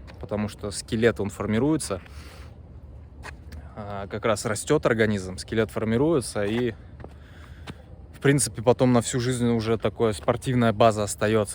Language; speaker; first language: Russian; native; Russian